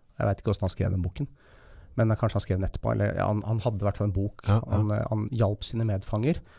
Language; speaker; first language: Norwegian; native; Norwegian